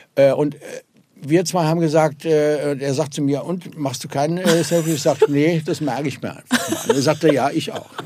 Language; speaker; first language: German; native; German